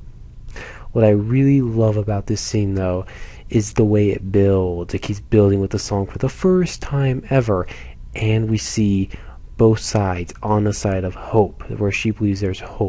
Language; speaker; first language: English; native; English